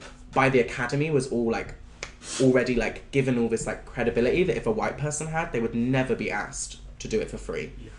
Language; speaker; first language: English; native; English